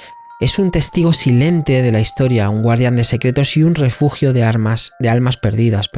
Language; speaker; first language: Spanish; native; Spanish